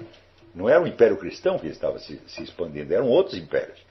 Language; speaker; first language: Portuguese; native; Portuguese